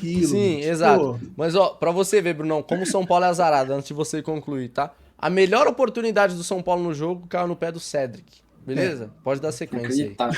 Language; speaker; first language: Portuguese; native; Portuguese